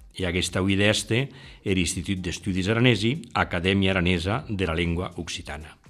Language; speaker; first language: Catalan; non-native, local second language; Occitan